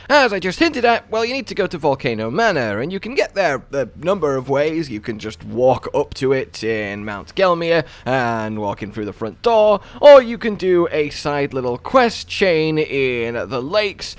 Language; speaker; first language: English; native; English